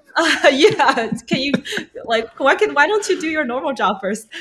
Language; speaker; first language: English; early bilingual, other home language; Chinese